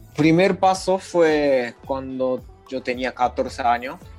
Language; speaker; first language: Spanish; non-native, learner; Japanese